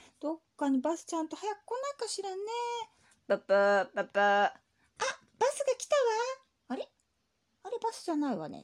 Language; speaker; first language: Japanese; native; Japanese